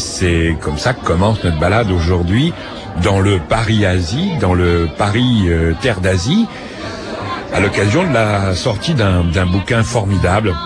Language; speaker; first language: French; native; French